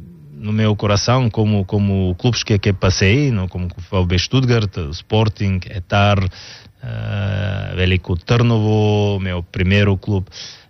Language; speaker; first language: Portuguese; non-native, learner; Bulgarian